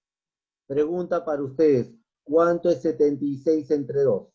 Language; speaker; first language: Spanish; native; Spanish